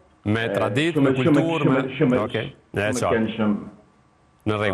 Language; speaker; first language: Albanian; native; Albanian